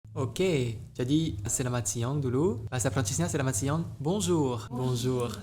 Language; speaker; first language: Indonesian; non-native, fluent; French